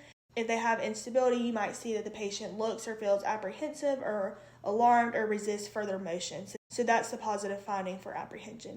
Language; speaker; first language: English; native; English